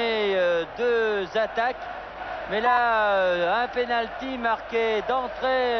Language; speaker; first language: French; native; French